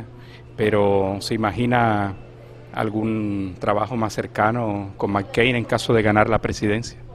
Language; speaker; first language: Spanish; native; Spanish